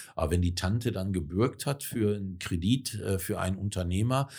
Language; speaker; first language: German; native; German